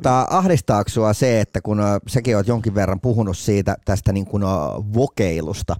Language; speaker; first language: Finnish; native; Finnish